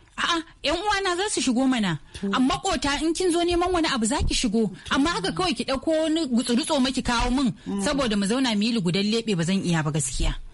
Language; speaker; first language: Hausa; native; Hausa